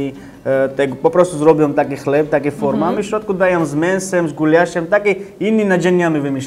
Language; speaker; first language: Polish; non-native, learner; Georgian